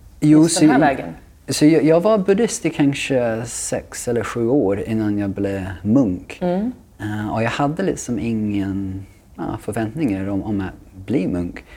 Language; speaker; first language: Swedish; non-native, fluent; English